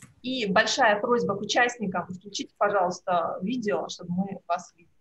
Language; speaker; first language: Russian; native; Russian